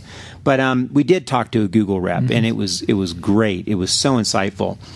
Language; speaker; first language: English; native; English